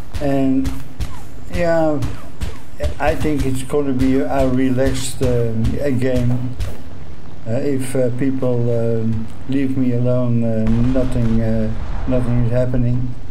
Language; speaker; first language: English; non-native, fluent; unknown